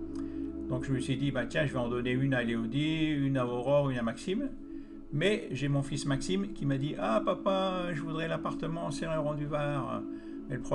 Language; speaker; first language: French; native; French